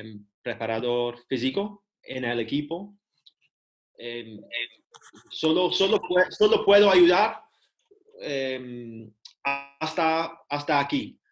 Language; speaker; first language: Spanish; non-native, learner; English